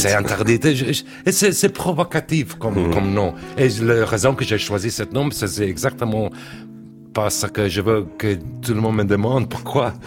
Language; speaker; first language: French; non-native, learner; English